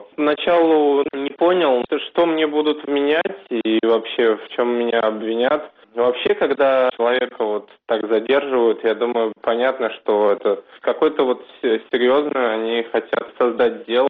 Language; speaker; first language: Russian; native; Russian